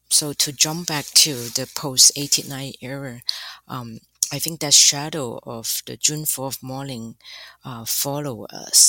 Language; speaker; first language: English; non-native, fluent; Chinese